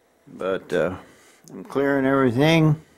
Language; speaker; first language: English; native; English